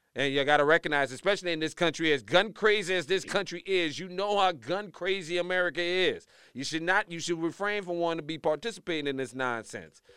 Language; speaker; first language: English; native; English